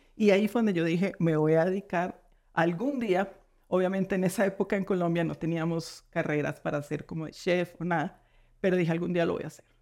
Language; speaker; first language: Spanish; native; Spanish